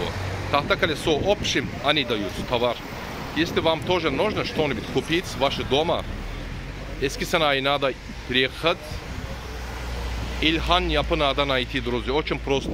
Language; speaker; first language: Russian; non-native, learner; Turkish